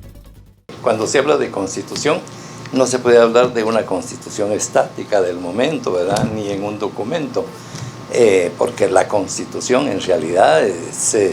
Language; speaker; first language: Spanish; native; Spanish